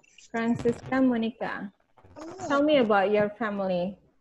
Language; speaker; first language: English; non-native, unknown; Indonesian